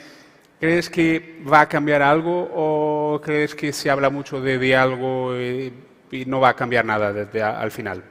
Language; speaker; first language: Spanish; non-native, fluent; Portuguese